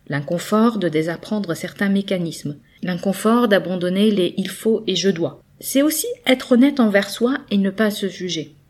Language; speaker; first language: French; native; French